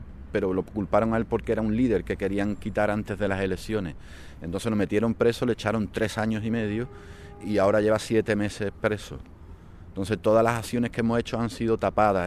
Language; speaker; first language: Spanish; native; Spanish